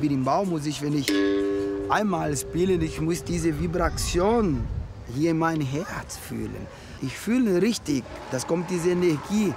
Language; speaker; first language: German; non-native, learner; Portuguese